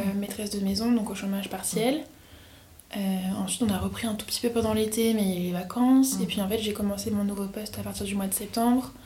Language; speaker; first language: French; native; French